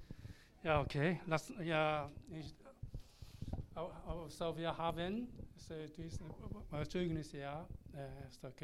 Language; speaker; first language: German; non-native, learner; Korean